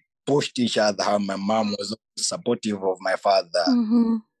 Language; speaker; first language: English; non-native, local second language; Nyanja